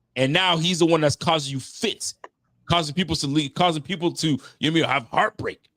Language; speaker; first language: English; native; English